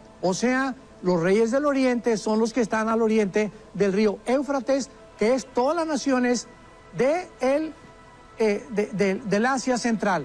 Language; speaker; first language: Spanish; native; Spanish